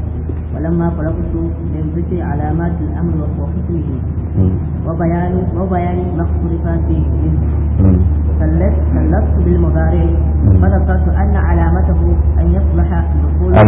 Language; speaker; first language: Arabic; non-native, fluent; Hausa